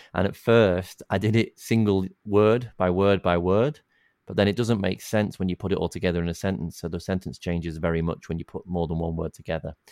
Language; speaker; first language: English; native; English